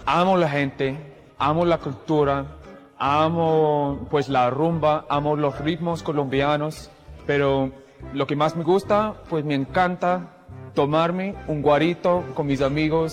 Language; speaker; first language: Spanish; non-native, fluent; English